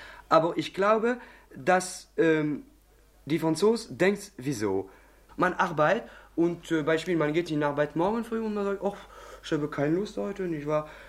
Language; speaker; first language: German; non-native, learner; French